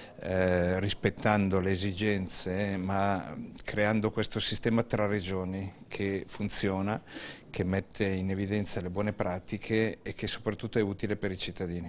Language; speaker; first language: Italian; native; Italian